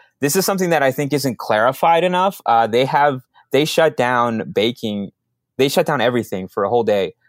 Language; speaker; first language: English; early bilingual, other home language; Spanish